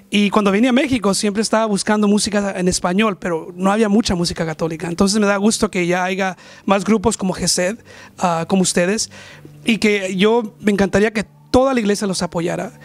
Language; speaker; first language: Spanish; early bilingual, heritage; Spanish